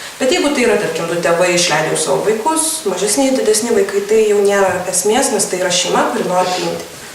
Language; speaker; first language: Lithuanian; native; Lithuanian